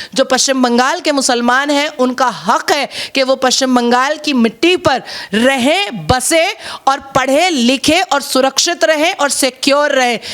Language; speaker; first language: Hindi; native; Hindi